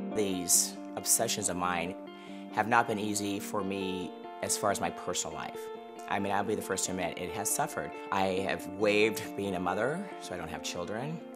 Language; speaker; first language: English; native; English